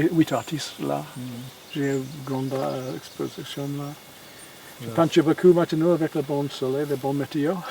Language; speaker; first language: French; non-native, learner; English